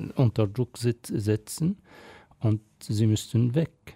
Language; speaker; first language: German; non-native, fluent; Arabic